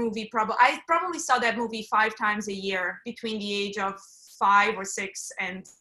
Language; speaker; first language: English; non-native, fluent; German